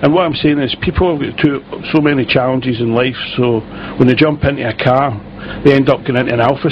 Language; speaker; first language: English; native; English